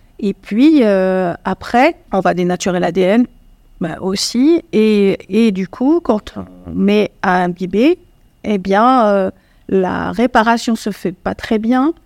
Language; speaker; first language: French; non-native, local second language; Arabic